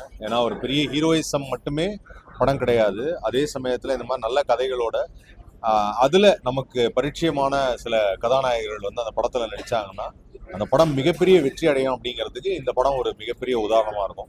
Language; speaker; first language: Tamil; native; Tamil